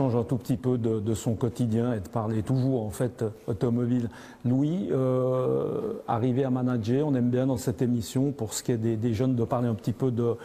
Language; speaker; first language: French; native; French